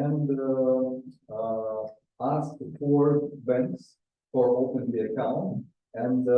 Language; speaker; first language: English; non-native, learner; Russian